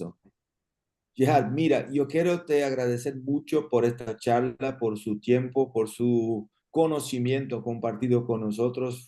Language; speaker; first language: Spanish; non-native, fluent; Portuguese